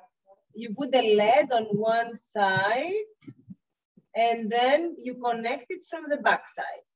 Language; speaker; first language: English; non-native, learner; Spanish